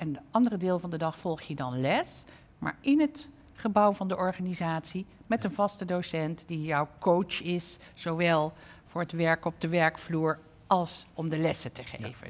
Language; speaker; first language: Dutch; native; Dutch